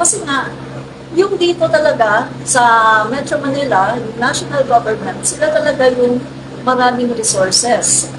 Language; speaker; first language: Filipino; non-native, local second language; Cebuano